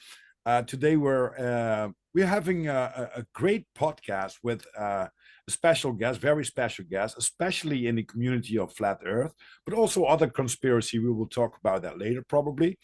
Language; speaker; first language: English; non-native, fluent; Dutch